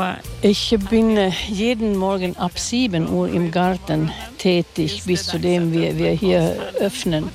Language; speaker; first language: German; non-native, fluent; Swedish